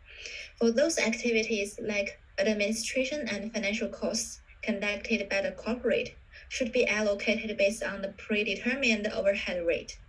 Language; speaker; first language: English; non-native, fluent; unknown